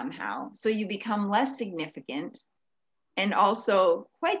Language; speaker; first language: English; native; English